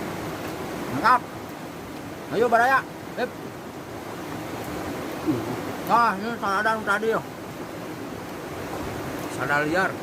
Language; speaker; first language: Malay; non-native, local second language; Sundanese